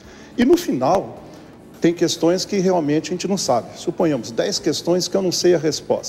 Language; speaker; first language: Portuguese; native; Portuguese